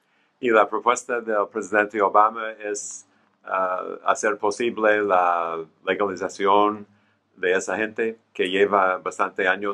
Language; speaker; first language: Spanish; non-native, fluent; English